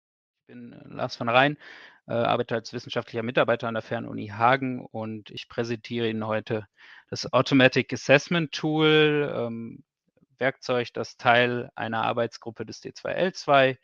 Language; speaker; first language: German; native; German